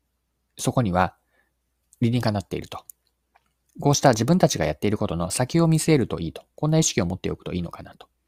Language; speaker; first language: Japanese; native; Japanese